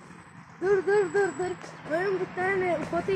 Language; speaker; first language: Turkish; early bilingual, heritage; Turkish